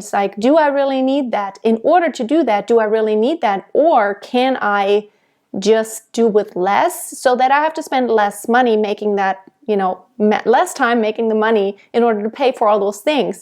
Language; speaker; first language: English; non-native, fluent; German